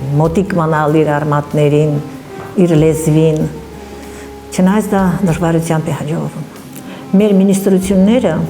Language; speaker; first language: Armenian; early bilingual, heritage; Armenian